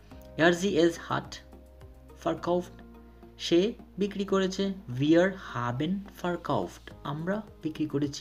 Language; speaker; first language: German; non-native, fluent; Bangla